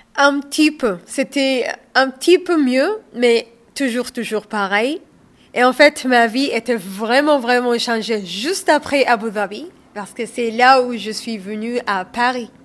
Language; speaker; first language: French; non-native, learner; Somali